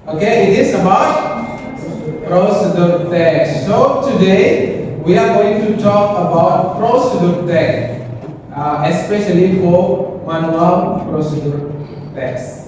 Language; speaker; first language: English; non-native, learner; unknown